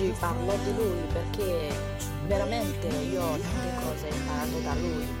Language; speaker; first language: Italian; non-native, learner; Chinese